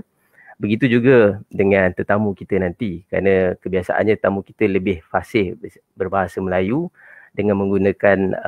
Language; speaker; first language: Malay; native; Malay